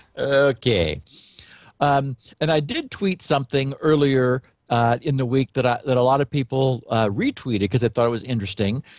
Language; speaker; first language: English; native; English